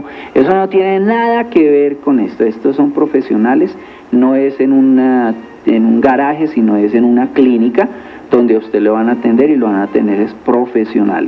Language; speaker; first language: Spanish; native; Spanish